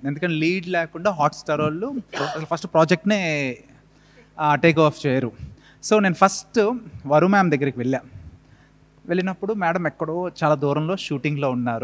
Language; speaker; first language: Telugu; native; Telugu